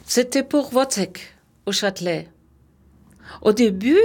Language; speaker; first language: French; non-native, fluent; German